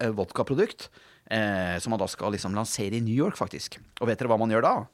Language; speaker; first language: Norwegian; native; Norwegian